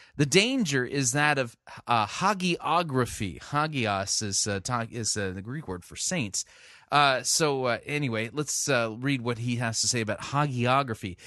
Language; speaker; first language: English; native; English